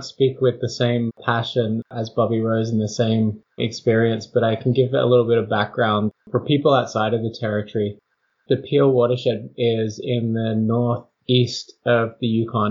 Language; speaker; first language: English; native; English